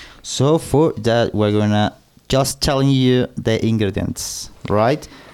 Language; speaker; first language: English; non-native, fluent; Spanish